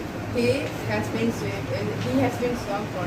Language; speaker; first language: English; non-native, learner; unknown